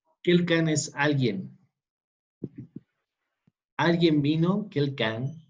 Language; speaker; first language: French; non-native, fluent; Spanish